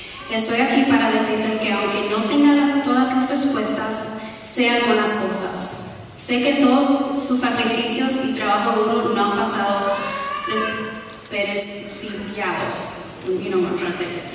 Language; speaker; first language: Spanish; early bilingual, other home language; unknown